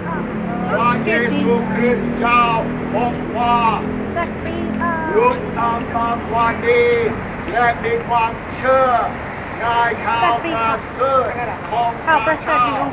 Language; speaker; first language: Thai; non-native, learner; English